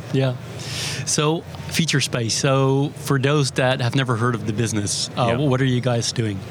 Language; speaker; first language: English; non-native, fluent; Dutch